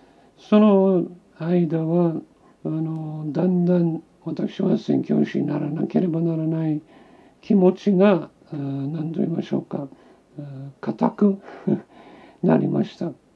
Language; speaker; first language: Japanese; non-native, local second language; English